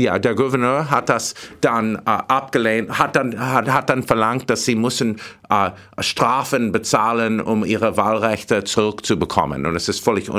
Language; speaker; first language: German; non-native, learner; English